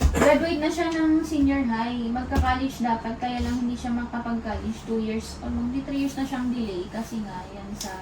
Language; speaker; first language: Filipino; non-native, local second language; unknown